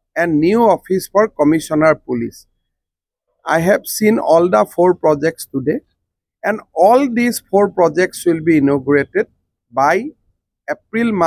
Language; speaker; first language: English; non-native, local second language; Assamese